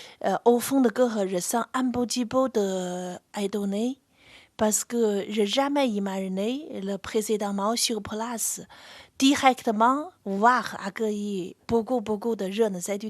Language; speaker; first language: French; non-native, fluent; Chinese